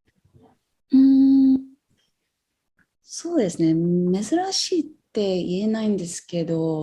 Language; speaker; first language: Japanese; non-native, fluent; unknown